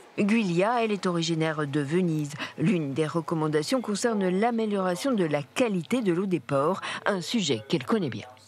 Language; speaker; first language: French; native; French